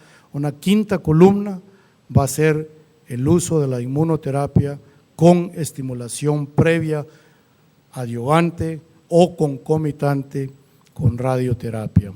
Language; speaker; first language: Spanish; native; Spanish